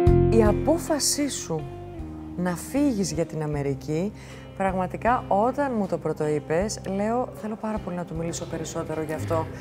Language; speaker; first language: Greek; native; Greek